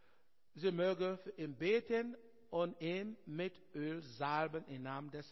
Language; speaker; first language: German; non-native, learner; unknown